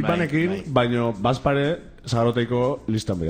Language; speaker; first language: Basque; native; Basque